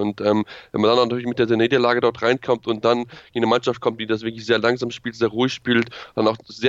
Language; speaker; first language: German; native; German